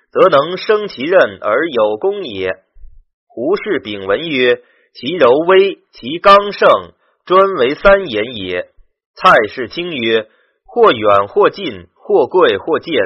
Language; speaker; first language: Chinese; native; Chinese